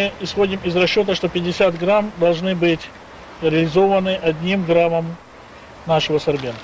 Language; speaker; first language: Russian; native; Russian